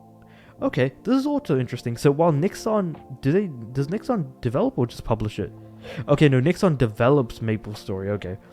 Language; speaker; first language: English; native; English